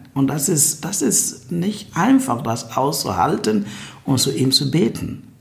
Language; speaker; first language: German; non-native, fluent; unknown